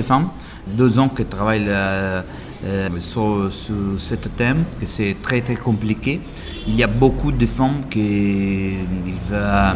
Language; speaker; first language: French; non-native, learner; Italian